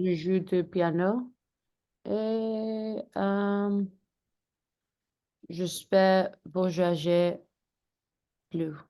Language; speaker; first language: French; non-native, learner; Spanish